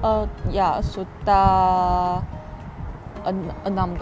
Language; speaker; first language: Indonesian; non-native, learner; Chinese